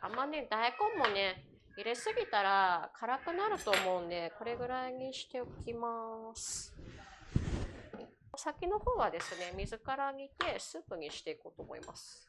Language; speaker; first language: Japanese; native; Japanese